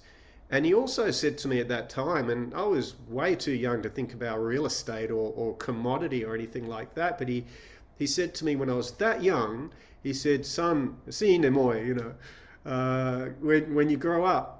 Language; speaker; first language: English; native; English